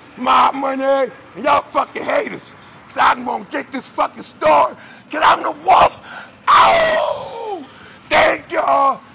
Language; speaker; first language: English; native; English